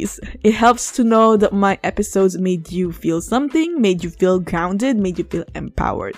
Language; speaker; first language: English; non-native, local second language; Filipino